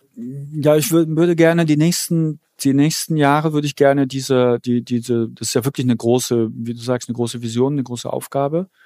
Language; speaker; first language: German; early bilingual, other home language; Polish